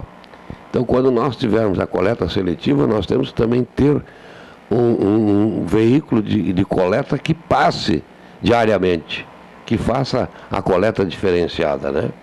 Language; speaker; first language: Portuguese; native; Portuguese